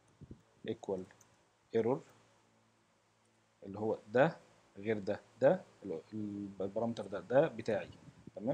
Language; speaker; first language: Arabic; native; Arabic